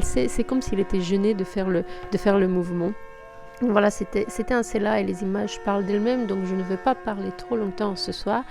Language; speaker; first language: French; native; French